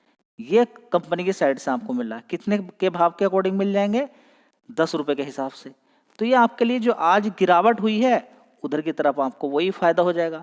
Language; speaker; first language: Hindi; native; Hindi